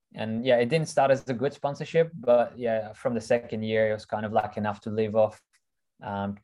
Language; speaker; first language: English; early bilingual, other home language; Russian